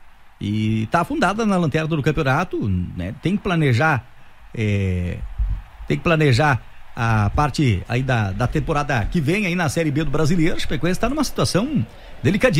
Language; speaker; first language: Portuguese; native; Portuguese